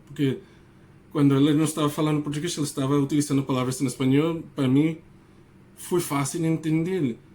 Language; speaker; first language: Portuguese; non-native, learner; English